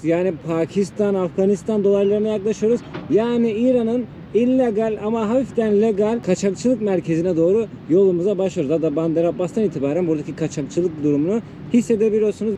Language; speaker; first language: Turkish; native; Turkish